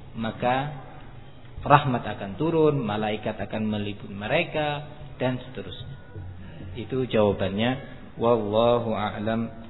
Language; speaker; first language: Indonesian; non-native, local second language; Madurese